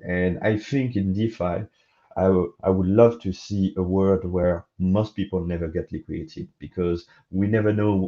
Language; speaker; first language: English; non-native, fluent; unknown